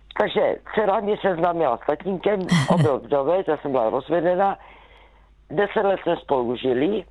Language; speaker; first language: Czech; native; Czech